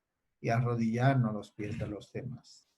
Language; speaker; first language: Spanish; native; Spanish